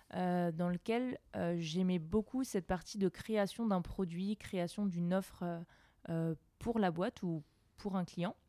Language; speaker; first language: French; native; French